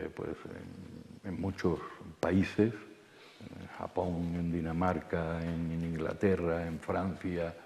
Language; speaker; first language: Spanish; native; Spanish